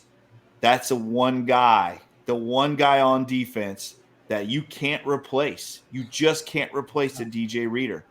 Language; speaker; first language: English; native; English